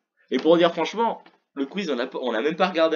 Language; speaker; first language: French; native; French